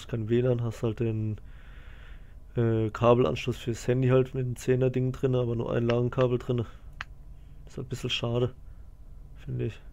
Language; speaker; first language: German; native; German